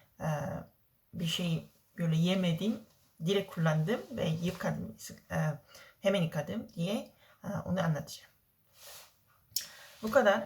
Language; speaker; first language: Turkish; non-native, learner; Korean